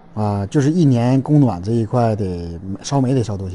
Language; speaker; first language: Chinese; native; Chinese